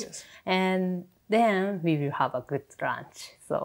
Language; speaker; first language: English; non-native, learner; Japanese